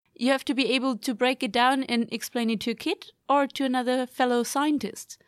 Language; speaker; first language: English; non-native, fluent; German